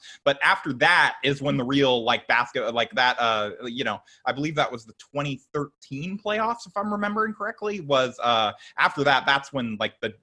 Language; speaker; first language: English; native; English